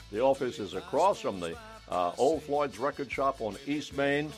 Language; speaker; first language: English; native; English